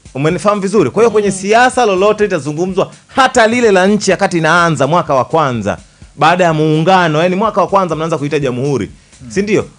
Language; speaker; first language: Swahili; native; Swahili